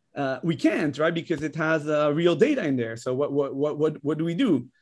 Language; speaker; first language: English; non-native, fluent; Hebrew